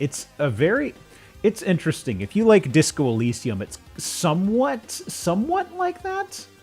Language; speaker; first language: English; native; English